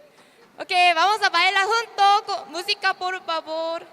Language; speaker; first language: Spanish; non-native, learner; Korean